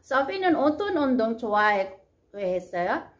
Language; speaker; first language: Korean; non-native, learner; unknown